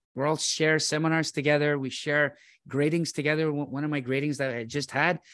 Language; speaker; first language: English; native; English